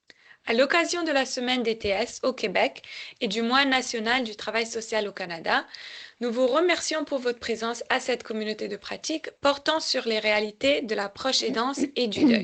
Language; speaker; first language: French; native; French